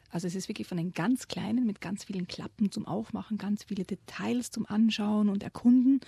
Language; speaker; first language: German; native; German